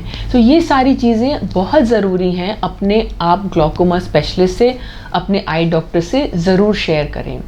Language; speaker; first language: Hindi; native; Hindi